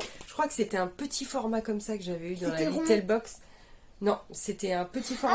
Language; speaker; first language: French; native; French